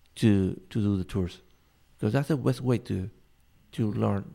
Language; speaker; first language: English; non-native, learner; Spanish